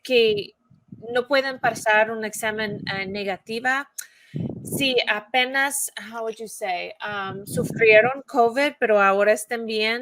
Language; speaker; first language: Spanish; non-native, fluent; English